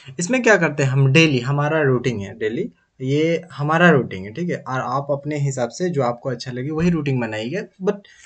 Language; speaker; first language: Hindi; native; Hindi